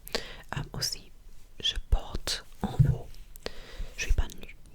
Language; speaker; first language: French; non-native, learner; English